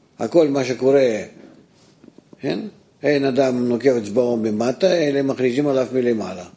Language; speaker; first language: Hebrew; non-native, fluent; Russian